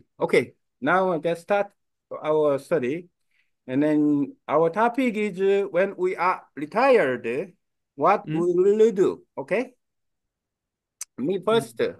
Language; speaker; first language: English; non-native, learner; Korean